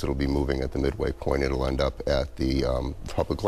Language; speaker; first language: English; native; English